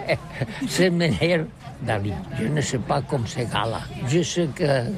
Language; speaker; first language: French; non-native, learner; Catalan